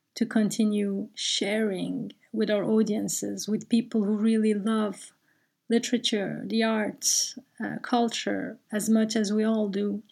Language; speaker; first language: English; non-native, fluent; Turkish